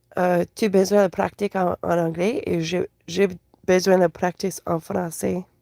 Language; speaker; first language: French; non-native, learner; English